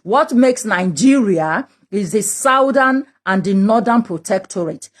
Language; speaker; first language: English; non-native, local second language; Yoruba